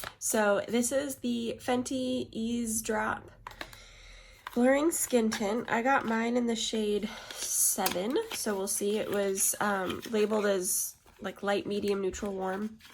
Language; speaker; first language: English; native; English